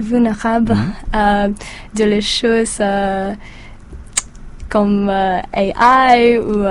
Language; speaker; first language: French; non-native, learner; English